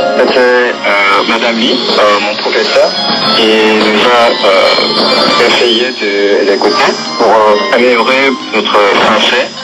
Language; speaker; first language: French; non-native, learner; Korean